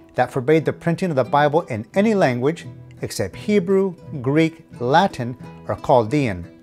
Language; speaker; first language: English; early bilingual, other home language; Spanish